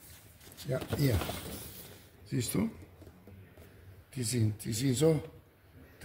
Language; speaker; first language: German; non-native, learner; Italian